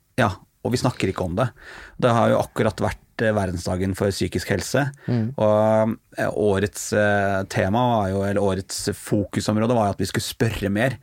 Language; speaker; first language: Norwegian; native; Norwegian